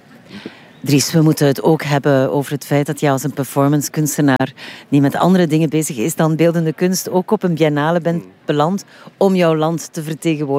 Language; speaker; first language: Dutch; native; Dutch